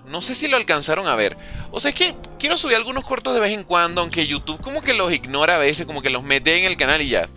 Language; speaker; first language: Spanish; native; Spanish